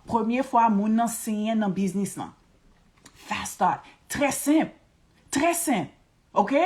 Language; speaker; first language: Haitian Creole; early bilingual, heritage; Haitian Creole